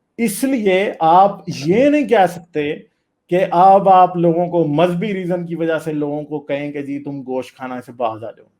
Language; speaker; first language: Urdu; non-native, local second language; Punjabi